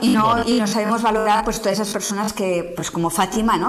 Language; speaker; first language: Spanish; native; Spanish